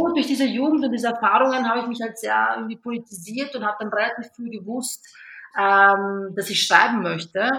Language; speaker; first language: German; early bilingual, other home language; Serbian